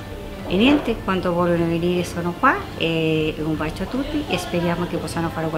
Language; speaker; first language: Italian; non-native, fluent; Spanish